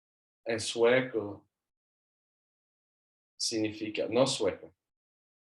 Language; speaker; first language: Portuguese; non-native, learner; Swedish